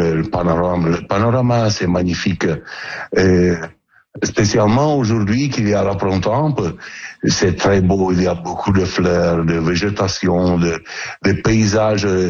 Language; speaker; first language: French; non-native, learner; Italian